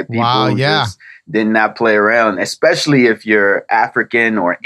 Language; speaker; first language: English; early bilingual, other home language; French